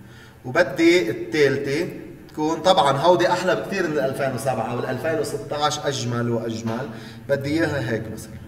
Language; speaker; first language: Arabic; native; Arabic